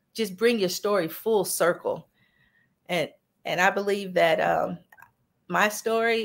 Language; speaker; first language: English; native; English